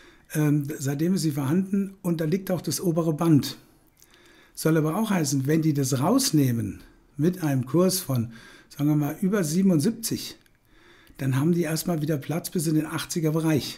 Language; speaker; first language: German; native; German